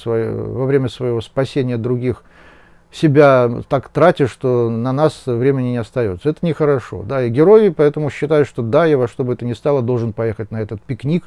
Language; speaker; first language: Russian; native; Russian